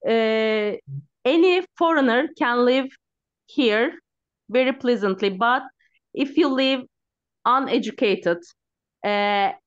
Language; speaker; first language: English; non-native, learner; Turkish